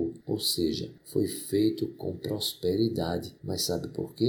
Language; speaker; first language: Portuguese; native; Portuguese